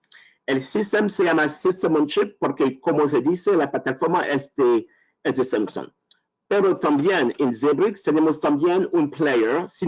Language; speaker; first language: Spanish; non-native, learner; French